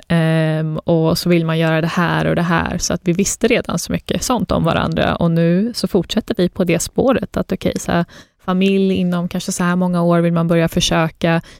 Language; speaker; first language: Swedish; early bilingual, other home language; Persian